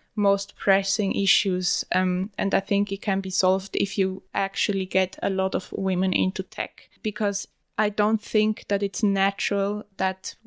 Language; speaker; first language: English; non-native, fluent; German